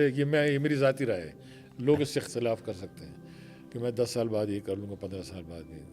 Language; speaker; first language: Urdu; non-native, local second language; Pashto